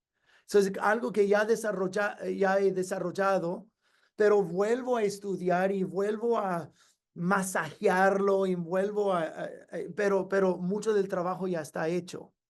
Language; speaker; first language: Spanish; non-native, fluent; English